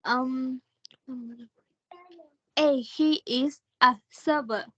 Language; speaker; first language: English; non-native, learner; Thai